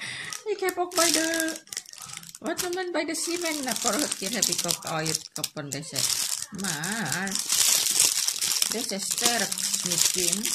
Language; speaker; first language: Dutch; non-native, learner; Indonesian